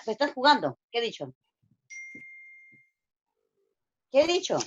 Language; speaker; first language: Spanish; native; Spanish